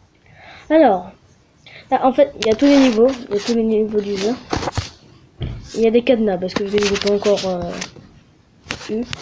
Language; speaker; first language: French; native; French